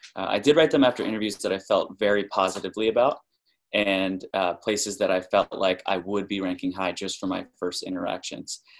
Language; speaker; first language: English; native; English